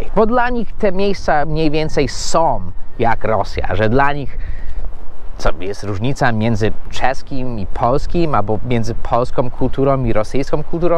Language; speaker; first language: Polish; non-native, fluent; English